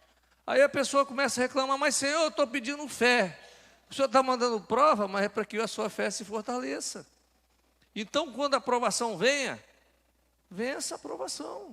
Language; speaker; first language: Portuguese; native; Portuguese